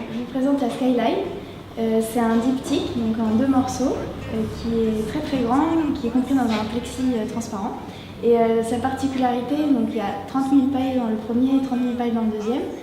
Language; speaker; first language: French; native; French